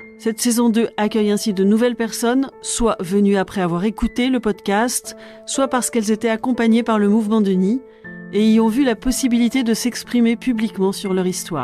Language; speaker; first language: French; native; French